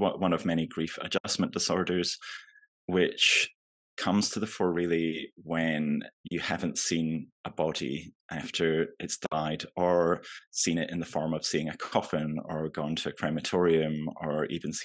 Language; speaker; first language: English; native; English